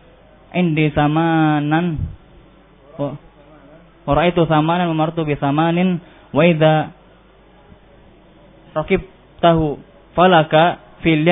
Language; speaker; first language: Arabic; non-native, fluent; Indonesian